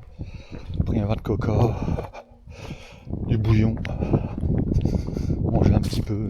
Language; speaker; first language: French; native; French